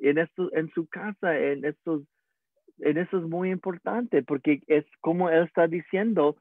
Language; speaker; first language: Spanish; early bilingual, heritage; English